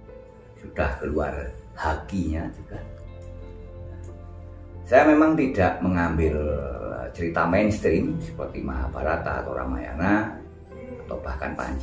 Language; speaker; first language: Indonesian; non-native, local second language; Javanese